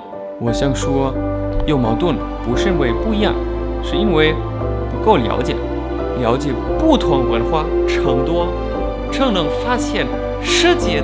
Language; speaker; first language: Chinese; non-native, fluent; German